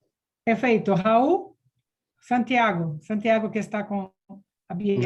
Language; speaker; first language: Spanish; non-native, learner; Portuguese